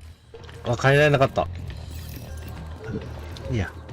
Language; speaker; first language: Japanese; native; Japanese